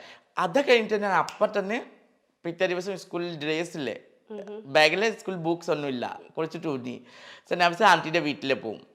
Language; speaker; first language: Malayalam; non-native, local second language; Assamese